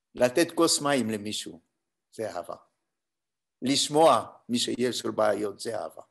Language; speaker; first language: Hebrew; non-native, fluent; French